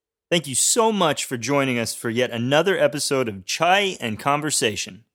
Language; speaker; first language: English; native; English